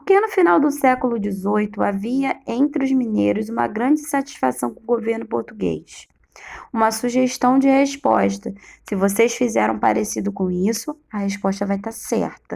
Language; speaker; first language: Portuguese; native; Portuguese